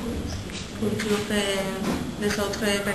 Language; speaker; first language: French; non-native, learner; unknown